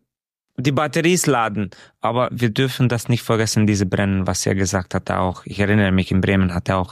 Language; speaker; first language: German; non-native, fluent; Romanian